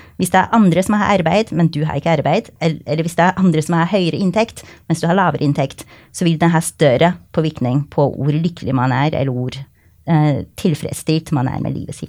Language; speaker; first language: Norwegian; non-native, fluent; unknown